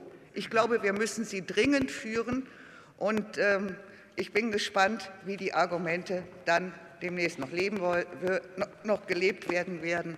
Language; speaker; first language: German; native; German